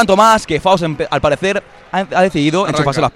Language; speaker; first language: Spanish; native; Spanish